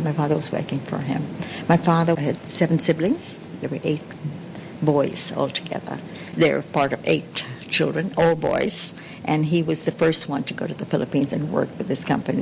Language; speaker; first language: English; non-native, local second language; Sindhi